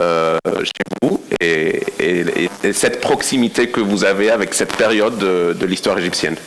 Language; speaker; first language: French; non-native, fluent; Spanish